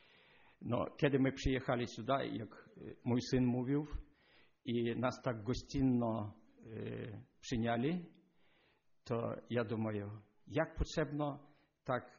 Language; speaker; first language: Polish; non-native, learner; Ukrainian